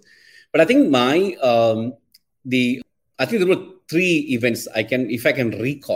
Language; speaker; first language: English; non-native, local second language; Malayalam